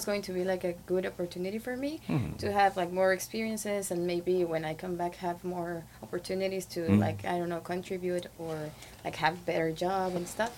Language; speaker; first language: English; non-native, fluent; Spanish